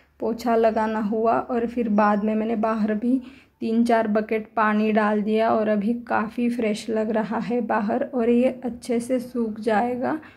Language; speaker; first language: Hindi; non-native, local second language; Marathi